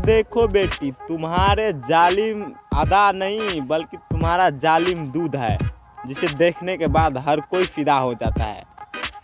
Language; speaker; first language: Hindi; native; Hindi